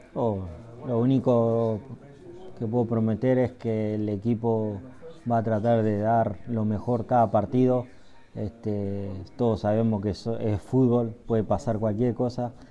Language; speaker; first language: Spanish; native; Spanish